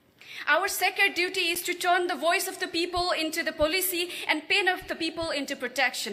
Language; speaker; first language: English; non-native, local second language; Nepali